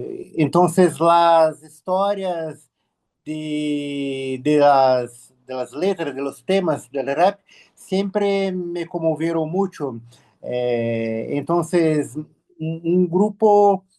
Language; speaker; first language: Spanish; non-native, learner; Portuguese